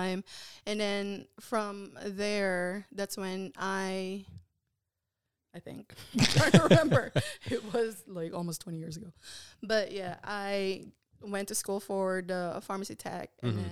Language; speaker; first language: English; non-native, local second language; Filipino